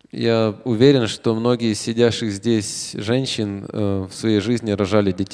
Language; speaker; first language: Russian; native; Russian